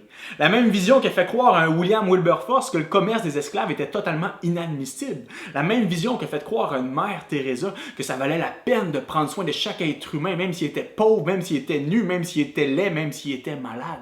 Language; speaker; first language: French; native; French